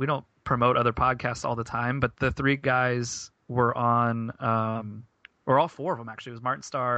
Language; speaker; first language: English; native; English